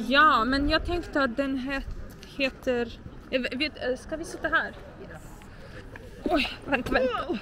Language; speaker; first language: Swedish; non-native, learner; Russian